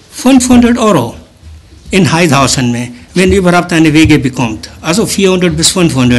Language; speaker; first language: German; early bilingual, other home language; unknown